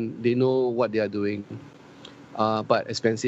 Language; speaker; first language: English; native; English